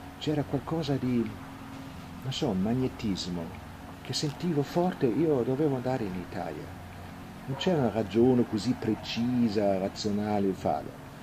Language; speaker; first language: Italian; non-native, fluent; German